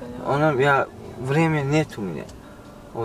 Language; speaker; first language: Russian; non-native, learner; Turkmen